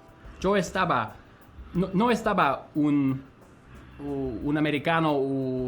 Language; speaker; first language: Spanish; non-native, fluent; English